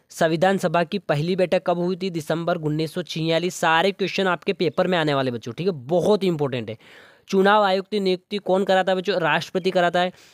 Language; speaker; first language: Hindi; native; Hindi